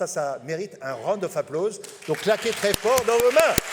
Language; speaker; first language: French; native; French